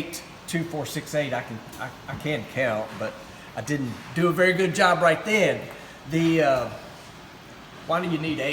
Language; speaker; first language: English; native; English